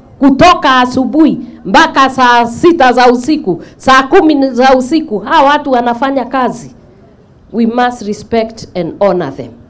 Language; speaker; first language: Swahili; non-native, local second language; Kikuyu